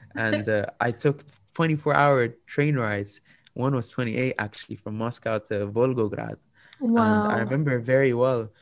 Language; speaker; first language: English; non-native, fluent; Arabic